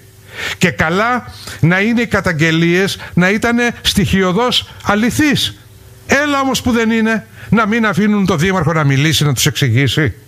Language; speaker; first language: Greek; native; Greek